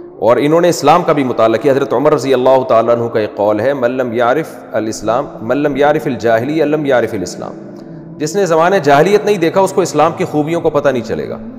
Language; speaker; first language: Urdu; native; Urdu